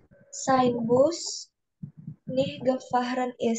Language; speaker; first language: German; non-native, learner; Indonesian